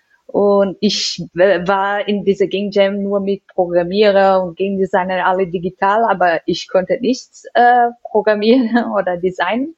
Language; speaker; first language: German; non-native, fluent; Portuguese